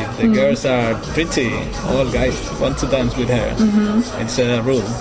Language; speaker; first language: English; non-native, learner; Spanish